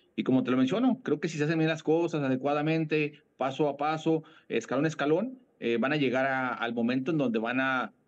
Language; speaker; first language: Spanish; native; Spanish